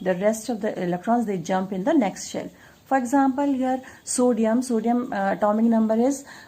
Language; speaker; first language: English; non-native, local second language; Hindi